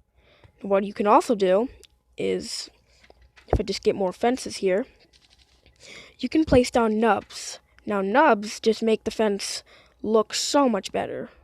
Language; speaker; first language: English; native; English